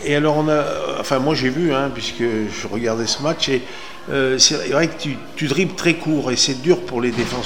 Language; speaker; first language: French; native; French